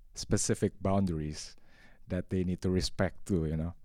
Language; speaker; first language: English; non-native, fluent; Indonesian